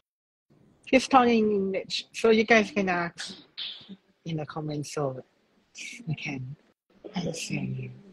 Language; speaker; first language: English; non-native, learner; Thai